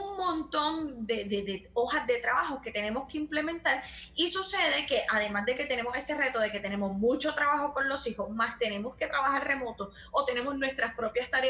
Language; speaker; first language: Spanish; native; Spanish